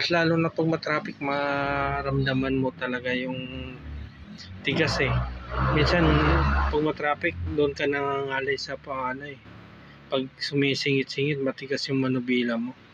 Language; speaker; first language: Filipino; native; Filipino